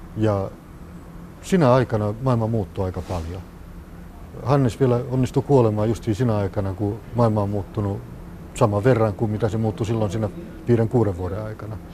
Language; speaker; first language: Finnish; native; Finnish